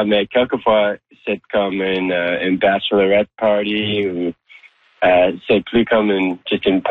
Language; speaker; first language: French; non-native, learner; English